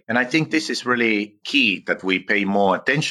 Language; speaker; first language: English; non-native, fluent; Finnish